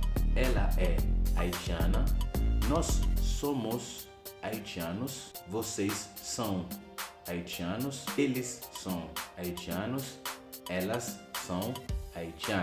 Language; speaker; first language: Portuguese; non-native, fluent; Haitian Creole